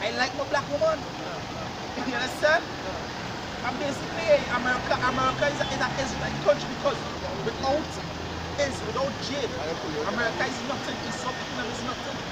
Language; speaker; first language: English; native; English